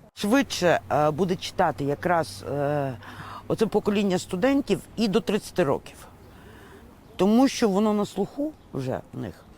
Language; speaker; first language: Ukrainian; native; Ukrainian